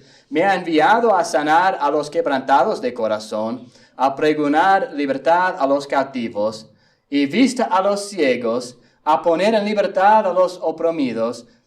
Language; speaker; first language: Spanish; non-native, fluent; English